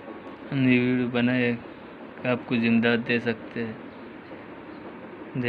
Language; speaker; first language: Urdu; non-native, local second language; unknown